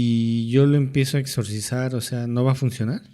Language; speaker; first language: Spanish; native; Spanish